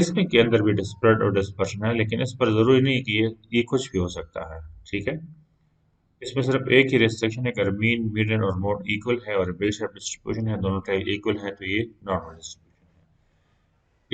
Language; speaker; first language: Hindi; non-native, local second language; Punjabi